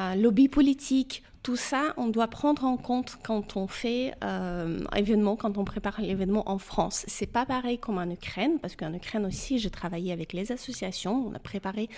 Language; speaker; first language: French; non-native, fluent; Ukrainian